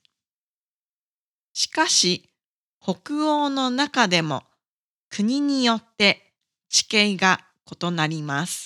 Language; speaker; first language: Japanese; native; Japanese